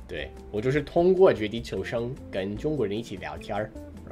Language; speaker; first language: Chinese; non-native, fluent; English